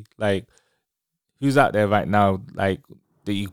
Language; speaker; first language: English; native; English